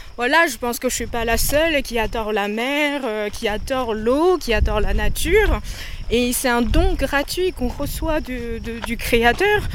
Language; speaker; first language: French; non-native, fluent; Dutch